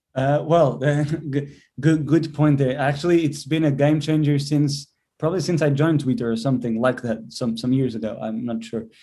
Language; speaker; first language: English; non-native, fluent; Portuguese